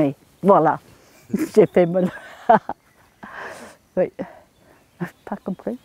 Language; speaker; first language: French; non-native, learner; English